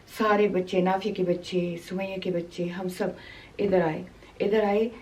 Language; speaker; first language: Urdu; non-native, local second language; Pashto